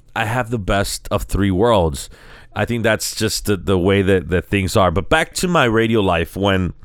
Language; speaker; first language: English; early bilingual, other home language; Spanish